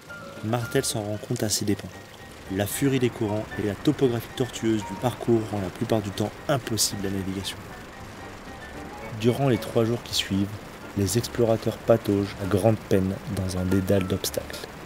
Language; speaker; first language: French; native; French